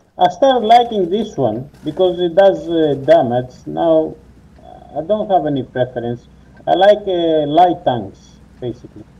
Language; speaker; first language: English; non-native, learner; Greek